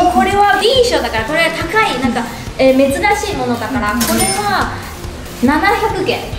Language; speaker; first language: Japanese; non-native, fluent; Chinese